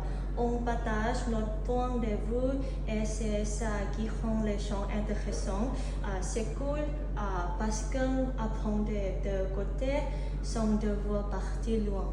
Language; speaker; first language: French; non-native, learner; Thai